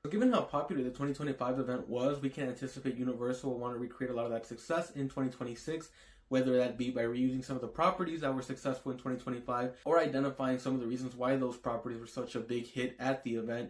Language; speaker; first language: English; native; English